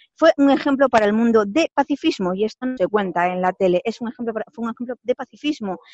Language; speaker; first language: Spanish; native; Spanish